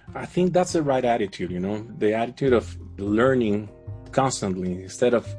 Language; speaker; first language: English; non-native, fluent; Spanish